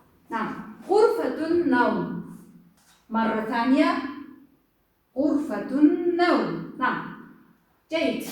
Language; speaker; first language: Arabic; non-native, fluent; Kyrgyz